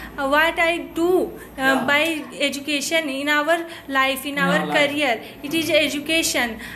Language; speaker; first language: English; non-native, local second language; Hindi